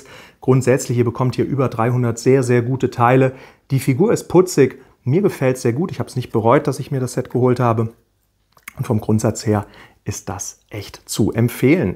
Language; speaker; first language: German; native; German